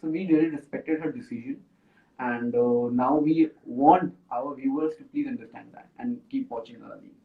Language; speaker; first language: English; non-native, local second language; Hindi